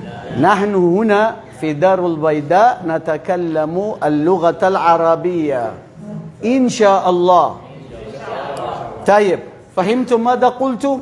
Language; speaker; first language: Arabic; non-native, fluent; Filipino